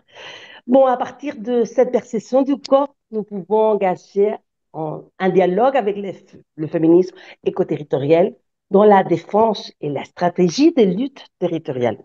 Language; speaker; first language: French; non-native, fluent; Spanish